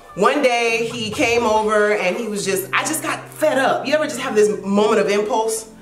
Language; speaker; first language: English; native; English